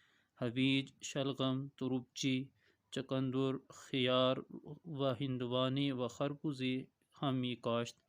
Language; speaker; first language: Persian; non-native, fluent; Urdu